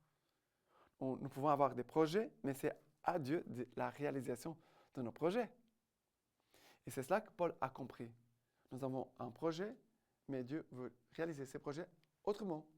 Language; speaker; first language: French; non-native, fluent; Portuguese